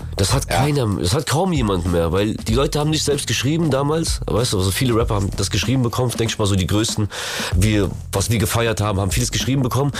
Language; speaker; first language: German; early bilingual, other home language; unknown